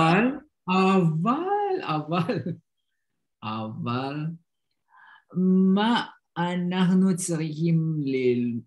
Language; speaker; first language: Hebrew; non-native, learner; Indonesian